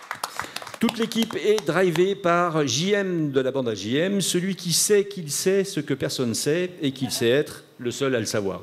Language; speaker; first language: French; native; French